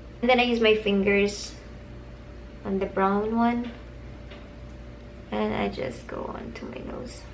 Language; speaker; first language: English; non-native, local second language; Filipino